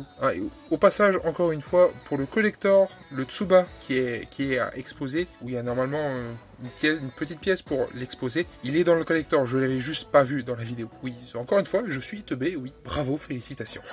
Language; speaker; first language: French; native; French